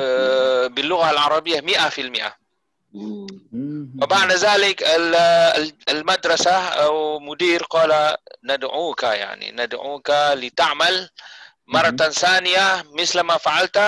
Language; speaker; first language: Arabic; non-native, fluent; Malay